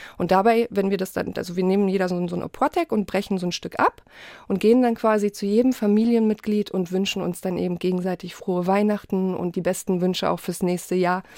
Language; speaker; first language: German; early bilingual, other home language; Polish